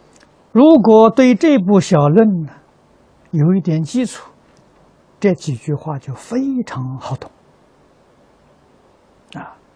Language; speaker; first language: Chinese; native; Chinese